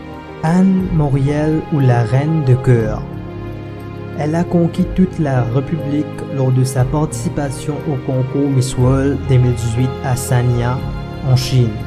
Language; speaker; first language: French; non-native, local second language; Morisyen